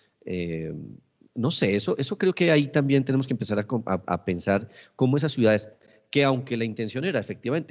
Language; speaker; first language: Spanish; native; Spanish